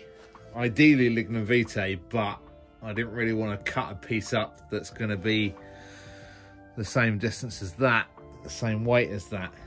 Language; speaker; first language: English; native; English